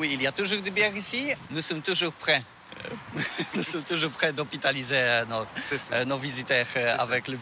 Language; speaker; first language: French; non-native, fluent; Polish